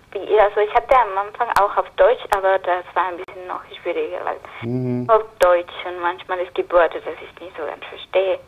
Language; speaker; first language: German; non-native, learner; Spanish